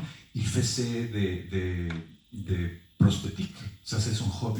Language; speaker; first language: French; non-native, fluent; Spanish